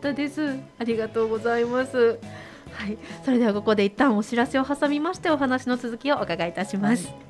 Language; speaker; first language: Japanese; native; Japanese